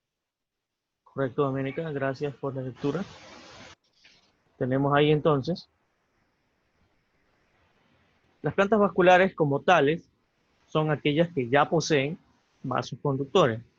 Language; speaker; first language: Spanish; native; Spanish